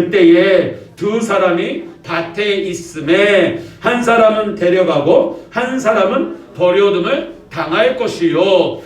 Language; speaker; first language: Korean; native; Korean